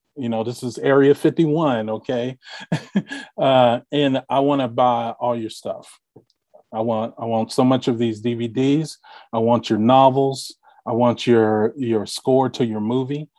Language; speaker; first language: English; native; English